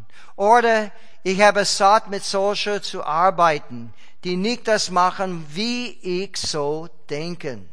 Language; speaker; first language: German; non-native, fluent; English